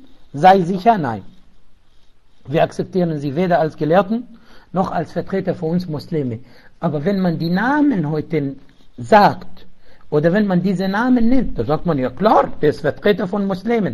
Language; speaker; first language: German; non-native, local second language; Arabic